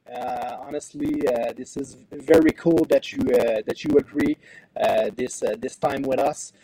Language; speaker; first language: English; non-native, learner; French